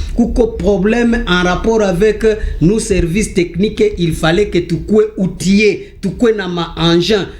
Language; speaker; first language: French; non-native, local second language; Swahili